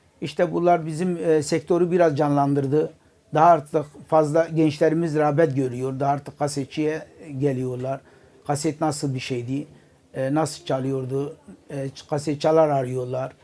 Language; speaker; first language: Turkish; non-native, local second language; Kurdish